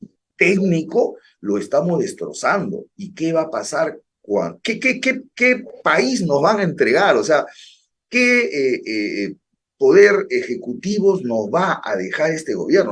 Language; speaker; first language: Spanish; native; Spanish